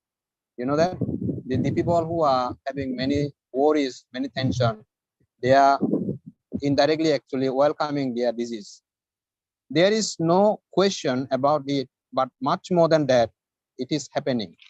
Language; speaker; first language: English; non-native, fluent; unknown